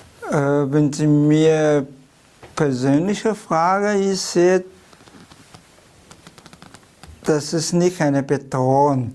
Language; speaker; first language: German; non-native, fluent; Chinese